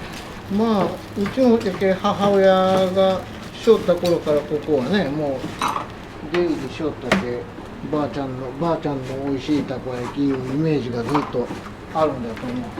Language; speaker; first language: Japanese; native; Japanese